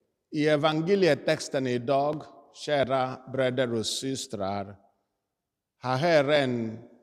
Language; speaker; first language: Swedish; non-native, fluent; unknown